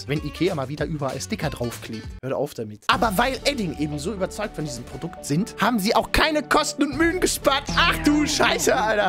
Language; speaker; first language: German; native; German